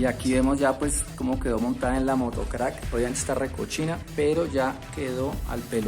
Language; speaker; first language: Spanish; native; Spanish